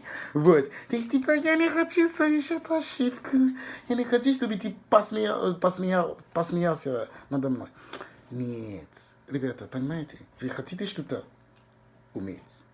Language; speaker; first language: Russian; non-native, fluent; English